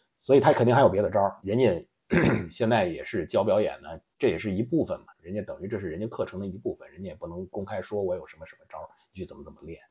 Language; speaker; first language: Chinese; native; Chinese